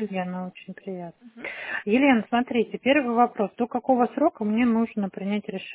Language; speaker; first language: Russian; native; Russian